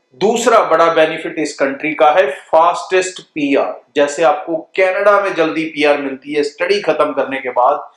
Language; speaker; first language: Hindi; non-native, local second language; Punjabi